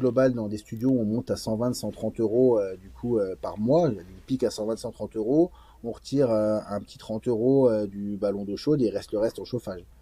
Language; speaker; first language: French; native; French